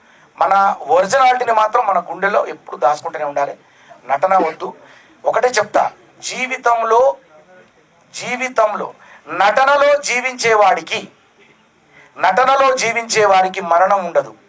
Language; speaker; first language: Telugu; native; Telugu